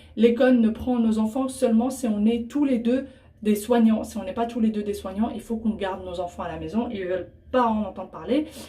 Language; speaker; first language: French; early bilingual, other home language; Arabic